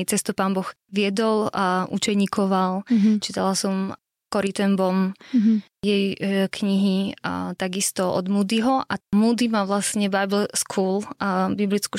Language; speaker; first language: Slovak; native; Slovak